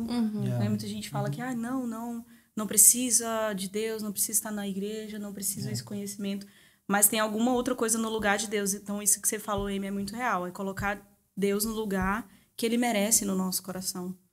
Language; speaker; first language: Portuguese; native; Portuguese